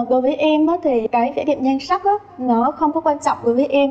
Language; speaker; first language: Vietnamese; native; Vietnamese